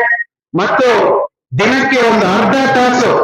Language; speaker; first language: Kannada; native; Kannada